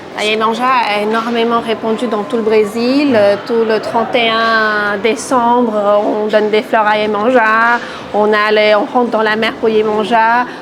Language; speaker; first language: French; non-native, fluent; Portuguese